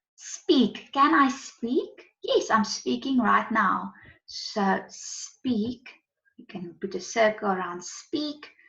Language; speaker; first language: English; non-native, local second language; Afrikaans